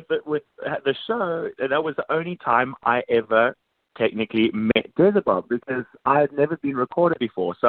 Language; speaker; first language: English; native; English